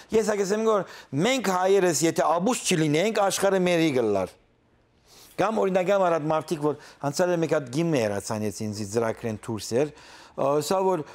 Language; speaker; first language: Armenian; early bilingual, heritage; Armenian